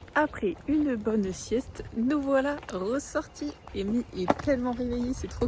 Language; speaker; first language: French; native; French